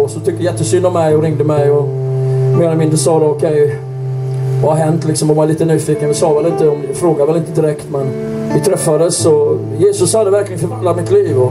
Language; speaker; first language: Swedish; native; Swedish